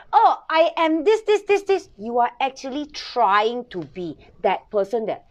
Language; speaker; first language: English; non-native, local second language; Chinese